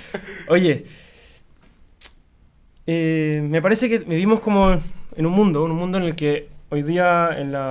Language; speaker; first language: Spanish; native; Spanish